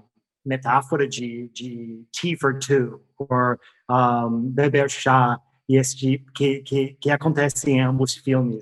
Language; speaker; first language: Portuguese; non-native, fluent; English